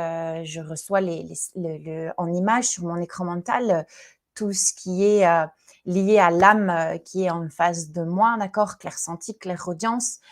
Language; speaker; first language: French; native; French